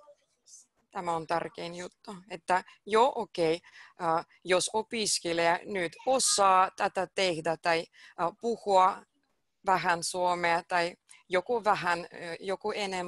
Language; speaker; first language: Finnish; non-native, fluent; Russian